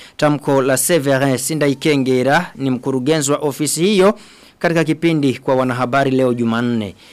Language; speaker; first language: Swahili; non-native, local second language; Rundi